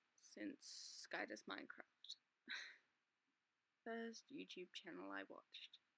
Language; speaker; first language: English; native; English